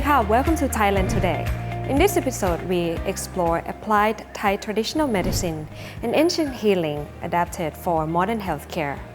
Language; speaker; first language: English; non-native, fluent; Thai